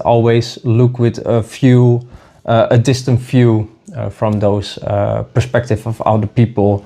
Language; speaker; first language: English; non-native, fluent; Dutch